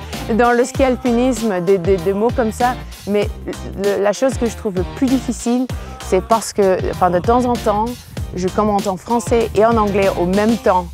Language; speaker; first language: French; non-native, fluent; English